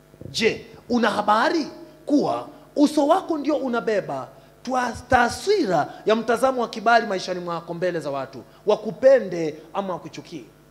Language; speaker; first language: Swahili; non-native, fluent; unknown